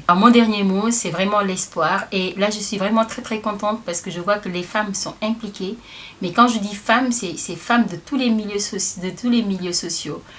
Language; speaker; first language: French; non-native, local second language; Wolof